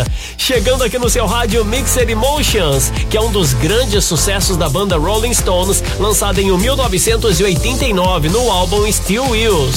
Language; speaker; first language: Portuguese; native; Portuguese